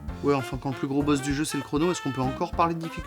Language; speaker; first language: French; native; French